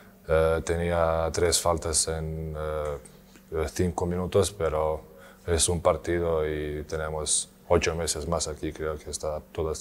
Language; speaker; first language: Spanish; non-native, learner; Serbian